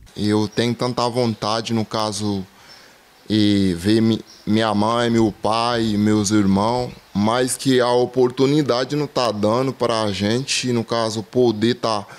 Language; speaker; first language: Portuguese; non-native, fluent; Haitian Creole